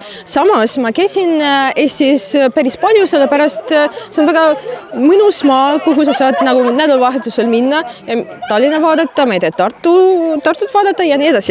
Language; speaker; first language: Estonian; non-native, fluent; Russian